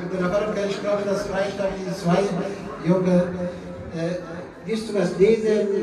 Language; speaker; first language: German; non-native, fluent; Persian